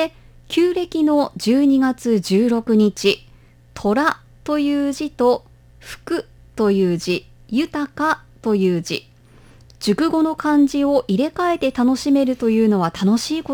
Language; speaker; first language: Japanese; native; Japanese